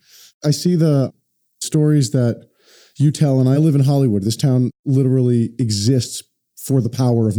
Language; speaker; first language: English; native; English